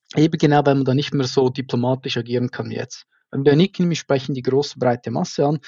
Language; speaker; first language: German; native; German